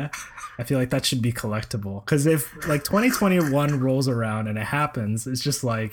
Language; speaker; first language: English; early bilingual, other home language; Spanish